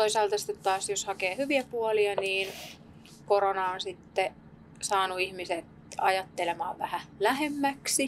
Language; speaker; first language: Finnish; native; Finnish